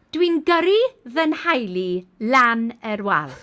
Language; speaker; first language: Welsh; non-native, learner; English